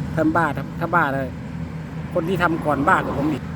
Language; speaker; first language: Thai; non-native, local second language; Northeastern Thai